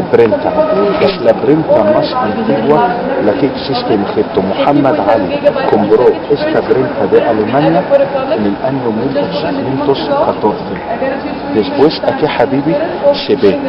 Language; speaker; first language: Spanish; non-native, fluent; Arabic